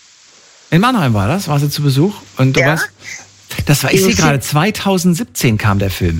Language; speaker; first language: German; native; German